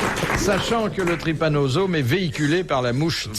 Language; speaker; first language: French; native; French